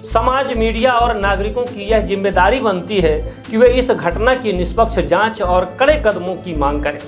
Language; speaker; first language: Hindi; native; Hindi